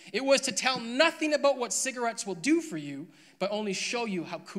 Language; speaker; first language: English; native; English